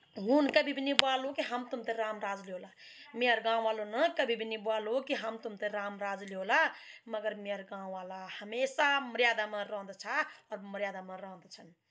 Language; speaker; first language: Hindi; non-native, local second language; Garhwali